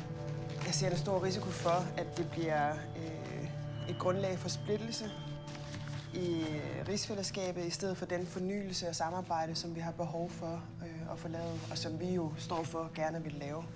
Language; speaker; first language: Danish; native; Danish